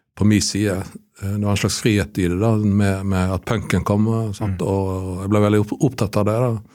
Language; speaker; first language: Norwegian; native; Norwegian